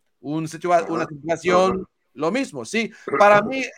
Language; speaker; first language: Spanish; non-native, learner; English